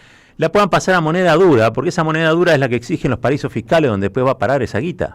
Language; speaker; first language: Spanish; native; Spanish